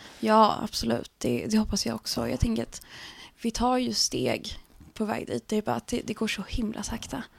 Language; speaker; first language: Swedish; native; Swedish